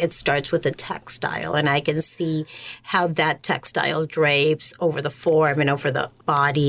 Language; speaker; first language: English; non-native, fluent; Spanish